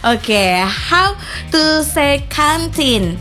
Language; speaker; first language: English; non-native, learner; Indonesian